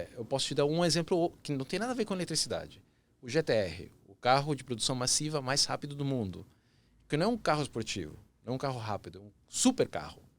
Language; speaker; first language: Portuguese; early bilingual, other home language; Spanish